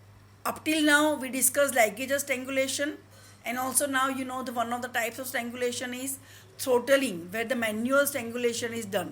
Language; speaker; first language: English; non-native, local second language; Gujarati